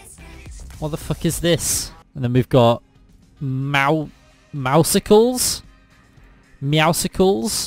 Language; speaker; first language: English; native; English